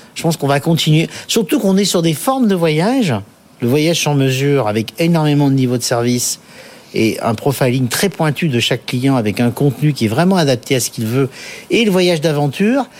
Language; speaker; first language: French; native; French